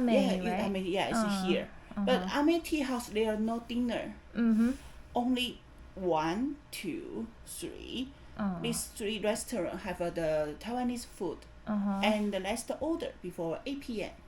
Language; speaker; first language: English; non-native, learner; Chinese